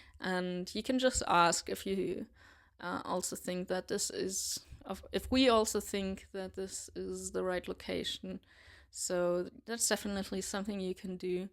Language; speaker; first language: English; non-native, fluent; German